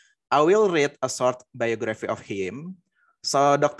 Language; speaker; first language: English; non-native, fluent; Indonesian